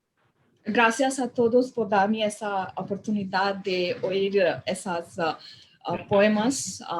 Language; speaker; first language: Spanish; non-native, learner; Hindi